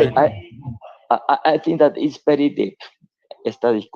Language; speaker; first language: English; non-native, learner; Spanish